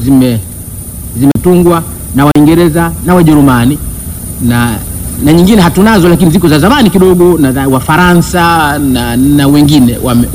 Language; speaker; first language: Swahili; non-native, local second language; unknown